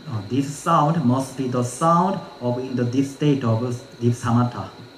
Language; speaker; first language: English; non-native, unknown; Korean